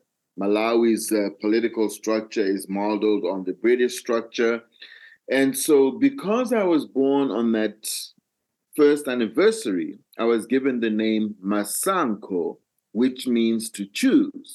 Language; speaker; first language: English; non-native, local second language; Nyanja